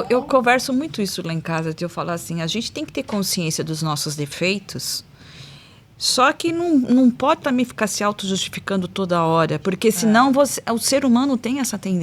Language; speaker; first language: Portuguese; native; Portuguese